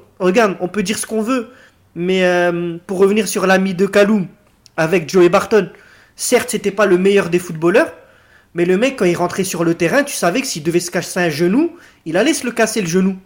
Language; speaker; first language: French; native; French